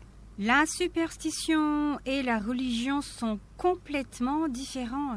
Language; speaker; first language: French; non-native, fluent; Korean